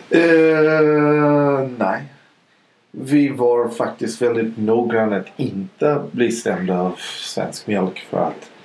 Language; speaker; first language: Swedish; non-native, fluent; English